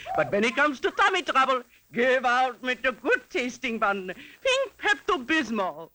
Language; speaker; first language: English; native; English